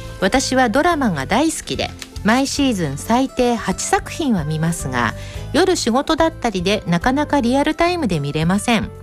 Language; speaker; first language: Japanese; native; Japanese